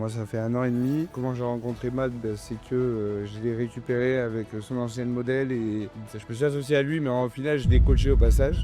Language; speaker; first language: French; native; French